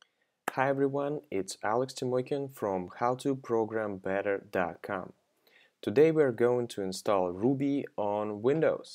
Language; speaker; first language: English; non-native, fluent; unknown